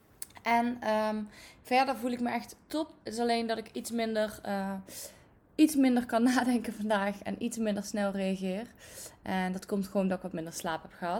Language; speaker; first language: Dutch; native; Dutch